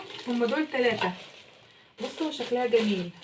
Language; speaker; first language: Arabic; native; Arabic